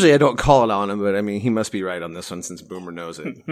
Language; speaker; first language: English; native; English